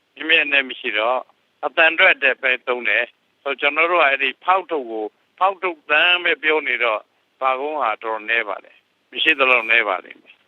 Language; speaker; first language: Burmese; native; Burmese